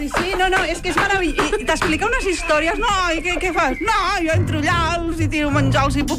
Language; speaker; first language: Catalan; native; Catalan